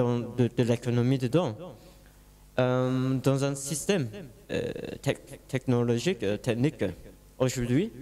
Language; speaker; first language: French; non-native, learner; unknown